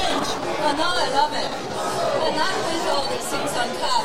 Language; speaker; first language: English; non-native, learner; Chinese